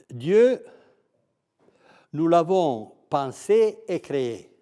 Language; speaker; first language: French; non-native, fluent; Italian